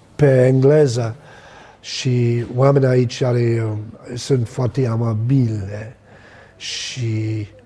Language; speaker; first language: Romanian; non-native, learner; English